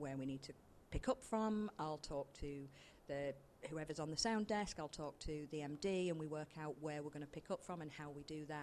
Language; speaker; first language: English; native; English